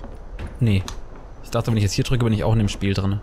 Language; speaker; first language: German; native; German